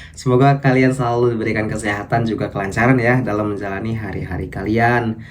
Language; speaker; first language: Indonesian; native; Indonesian